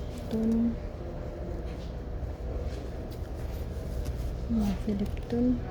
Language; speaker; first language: Arabic; non-native, learner; Filipino